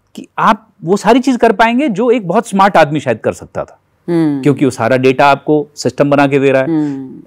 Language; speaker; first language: Hindi; native; Hindi